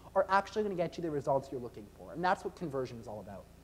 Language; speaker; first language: English; native; English